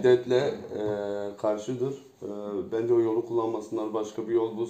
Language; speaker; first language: Turkish; native; Turkish